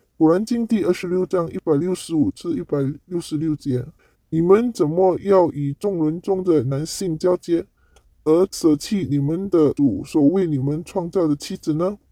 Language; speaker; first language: Chinese; non-native, local second language; Cantonese